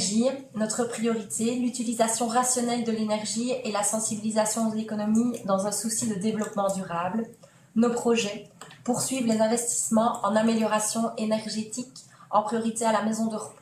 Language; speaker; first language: French; native; French